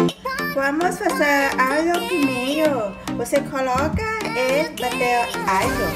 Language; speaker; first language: Portuguese; non-native, learner; Thai